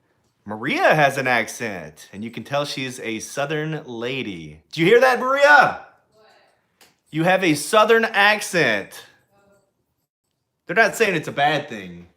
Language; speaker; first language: English; native; English